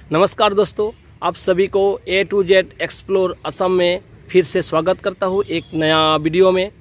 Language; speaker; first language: Hindi; non-native, local second language; Assamese